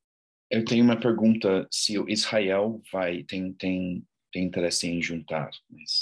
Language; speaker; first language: Portuguese; non-native, learner; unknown